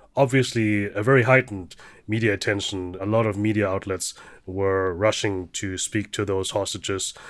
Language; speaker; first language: English; early bilingual, heritage; German